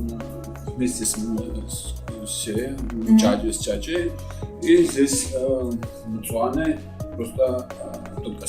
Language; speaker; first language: Russian; non-native, fluent; Georgian